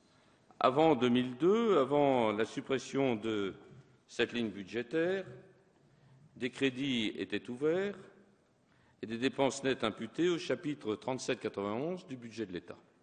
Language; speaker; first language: French; native; French